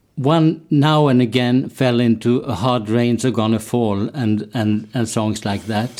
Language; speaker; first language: English; non-native, fluent; Swedish